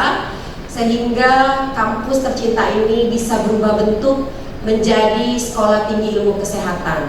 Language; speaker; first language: Indonesian; native; Indonesian